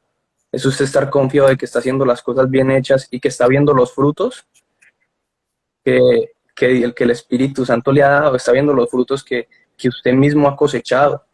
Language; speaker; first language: Spanish; native; Spanish